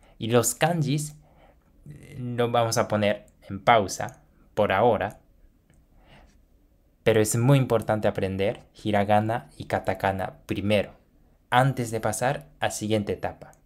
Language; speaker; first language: Spanish; non-native, fluent; Japanese